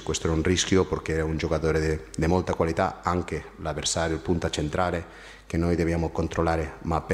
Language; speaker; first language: Italian; non-native, fluent; Spanish